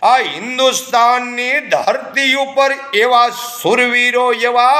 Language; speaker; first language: Hindi; non-native, local second language; Gujarati